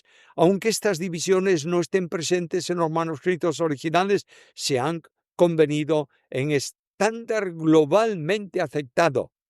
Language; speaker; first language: Spanish; native; Spanish